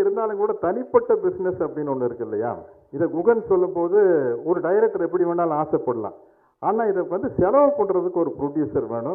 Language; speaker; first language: Tamil; native; Tamil